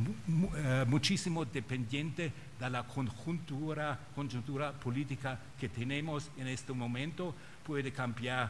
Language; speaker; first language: Spanish; non-native, fluent; German